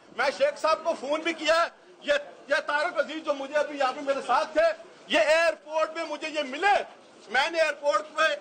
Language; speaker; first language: Urdu; non-native, local second language; Punjabi